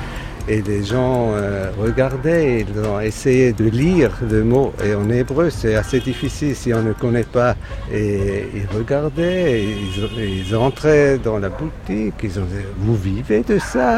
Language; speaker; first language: French; non-native, fluent; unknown